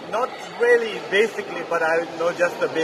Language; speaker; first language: English; non-native, local second language; Tibetan